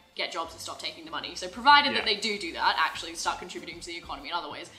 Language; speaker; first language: English; native; English